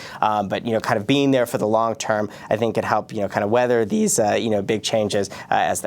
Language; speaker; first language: English; native; English